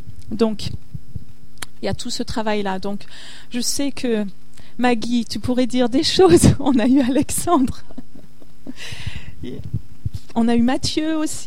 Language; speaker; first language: French; native; French